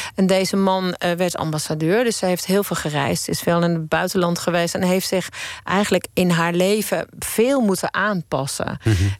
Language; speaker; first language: Dutch; native; Dutch